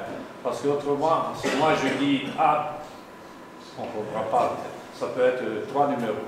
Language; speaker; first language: French; non-native, local second language; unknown